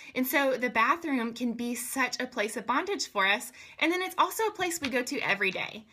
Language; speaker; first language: English; native; English